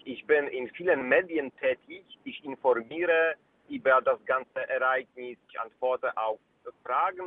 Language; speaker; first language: German; non-native, fluent; Polish